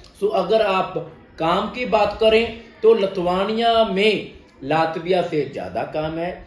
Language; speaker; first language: Hindi; non-native, local second language; Punjabi